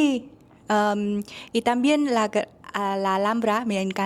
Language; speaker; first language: Spanish; non-native, learner; Vietnamese